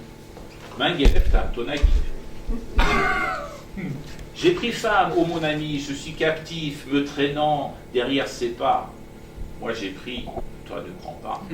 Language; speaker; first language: French; non-native, fluent; Persian